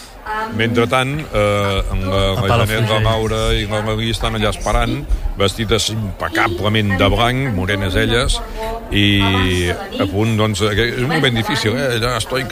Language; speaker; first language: Catalan; native; Catalan